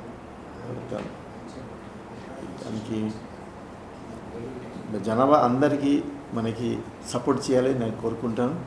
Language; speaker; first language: Telugu; non-native, local second language; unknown